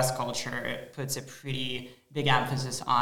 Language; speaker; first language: English; non-native, fluent; Ukrainian